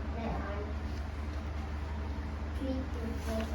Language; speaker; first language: English; non-native, learner; Vietnamese